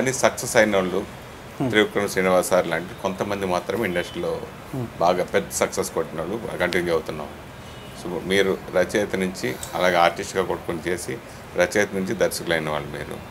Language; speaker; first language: Telugu; native; Telugu